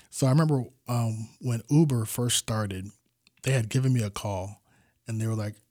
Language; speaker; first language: English; native; English